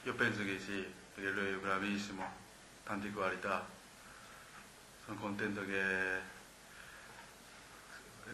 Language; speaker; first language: Italian; non-native, learner; Japanese